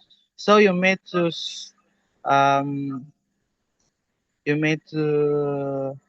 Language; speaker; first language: English; non-native, learner; Indonesian